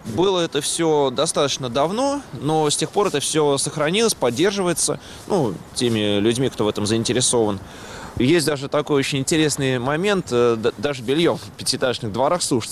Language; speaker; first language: Russian; native; Russian